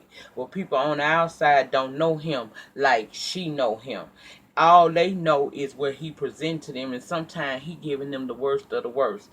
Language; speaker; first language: English; native; English